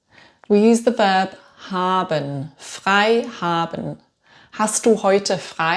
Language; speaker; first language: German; non-native, fluent; English